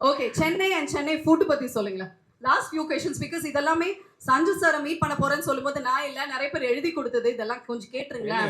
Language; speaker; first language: Tamil; native; Tamil